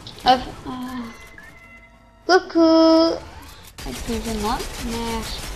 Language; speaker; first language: French; native; French